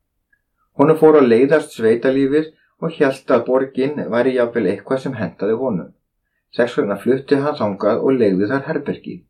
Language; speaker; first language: Icelandic; native; Icelandic